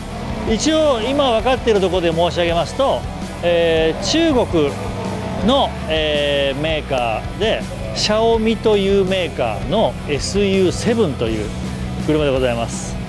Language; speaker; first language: Japanese; native; Japanese